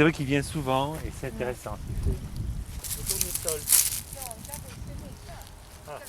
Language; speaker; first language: French; native; French